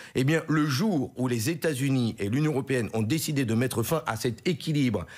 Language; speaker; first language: French; native; French